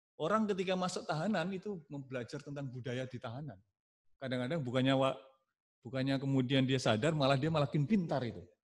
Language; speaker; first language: Indonesian; non-native, local second language; Javanese